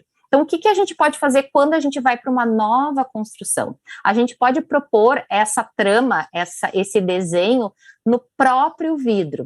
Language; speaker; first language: Portuguese; native; Portuguese